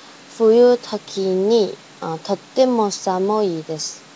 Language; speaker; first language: Japanese; non-native, learner; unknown